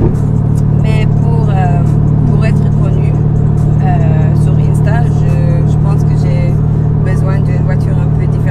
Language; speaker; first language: French; non-native, learner; English